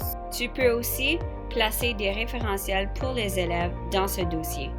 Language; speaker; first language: French; native; French